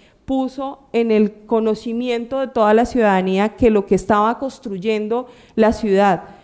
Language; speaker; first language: Spanish; native; Spanish